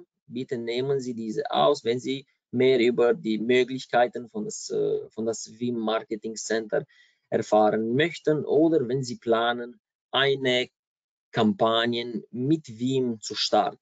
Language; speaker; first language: German; non-native, fluent; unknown